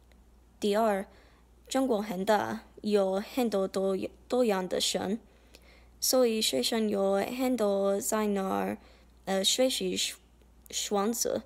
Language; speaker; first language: Chinese; non-native, learner; English